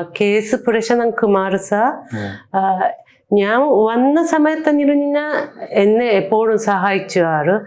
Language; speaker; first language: Malayalam; non-native, learner; Japanese